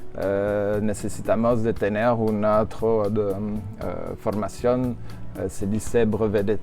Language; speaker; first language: Spanish; non-native, learner; French